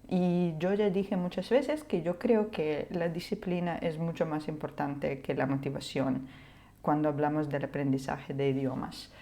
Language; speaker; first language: Spanish; non-native, fluent; Ukrainian